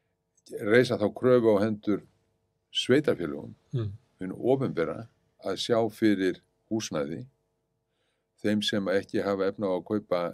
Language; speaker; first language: Icelandic; native; Icelandic